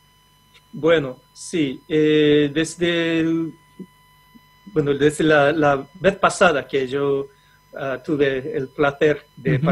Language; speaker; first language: Spanish; non-native, fluent; Japanese